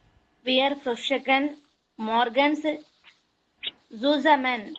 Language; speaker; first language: German; non-native, learner; Tamil